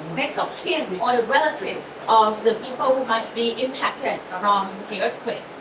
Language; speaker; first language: English; non-native, fluent; Thai